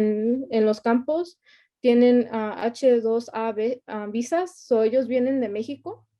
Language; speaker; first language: Spanish; early bilingual, heritage; Spanish